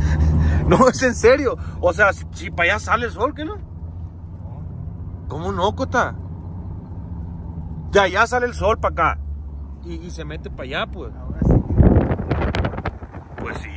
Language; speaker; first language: Spanish; native; Spanish